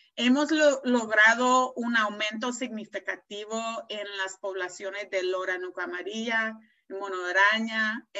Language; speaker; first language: Spanish; non-native, fluent; English